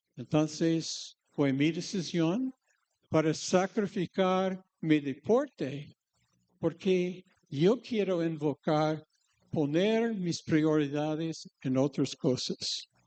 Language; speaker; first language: Spanish; non-native, fluent; English